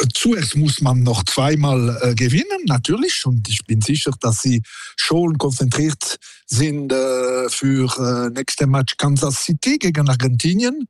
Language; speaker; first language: German; non-native, local second language; French